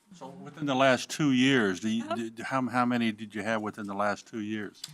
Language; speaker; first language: English; native; English